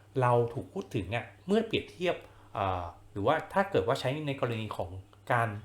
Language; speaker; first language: Thai; native; Thai